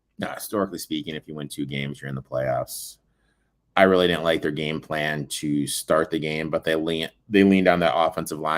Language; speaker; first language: English; native; English